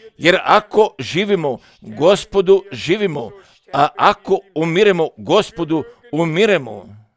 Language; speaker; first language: Croatian; early bilingual, heritage; Croatian